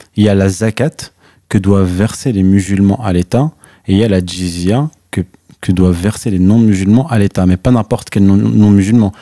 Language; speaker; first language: French; early bilingual, other home language; Arabic